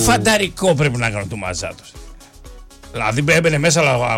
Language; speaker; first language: Greek; native; Greek